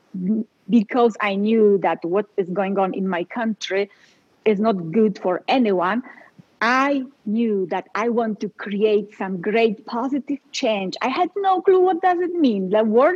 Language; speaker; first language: English; non-native, fluent; Polish